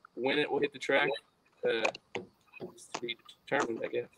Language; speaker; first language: English; native; English